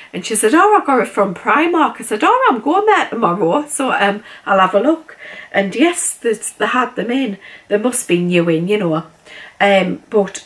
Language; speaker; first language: English; native; English